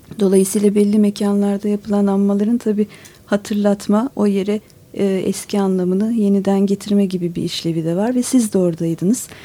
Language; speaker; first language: Turkish; native; Turkish